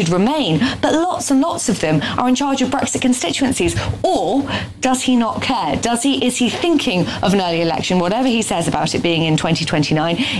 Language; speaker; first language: English; native; English